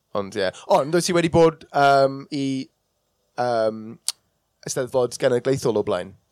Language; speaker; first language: Welsh; non-native, local second language; English